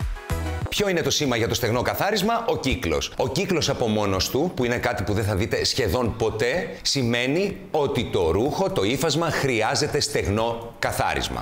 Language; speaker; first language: Greek; native; Greek